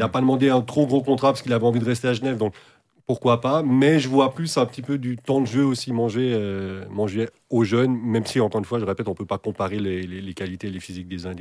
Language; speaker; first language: French; native; French